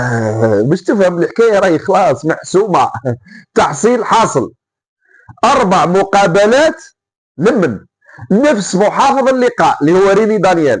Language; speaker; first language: Arabic; native; Arabic